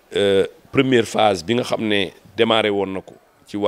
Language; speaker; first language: French; non-native, local second language; Fula